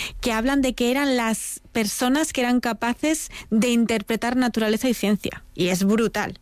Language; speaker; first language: Spanish; native; Spanish